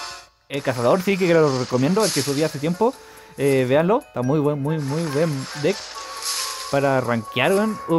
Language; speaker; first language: Spanish; native; Spanish